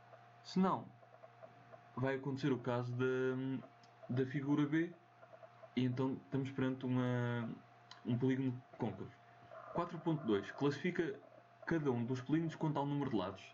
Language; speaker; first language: Portuguese; native; Portuguese